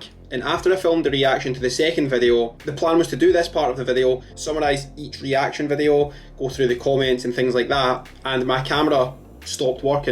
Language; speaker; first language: English; native; English